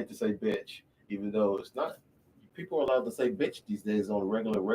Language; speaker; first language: English; native; English